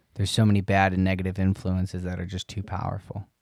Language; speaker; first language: English; native; English